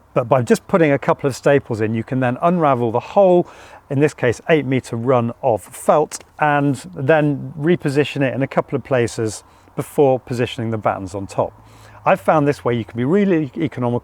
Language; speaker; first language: English; native; English